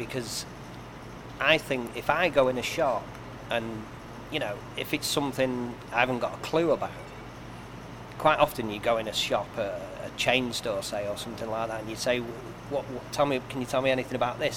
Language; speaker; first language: English; native; English